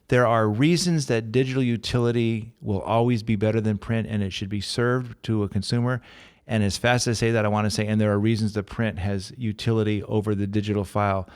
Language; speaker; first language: English; native; English